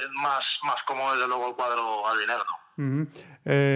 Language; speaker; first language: Spanish; native; Spanish